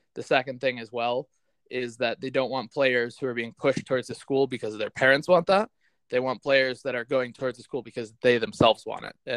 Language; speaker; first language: English; native; English